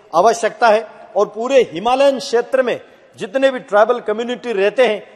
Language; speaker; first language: Hindi; native; Hindi